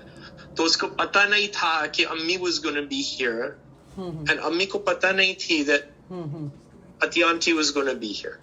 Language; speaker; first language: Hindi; early bilingual, heritage; Hindi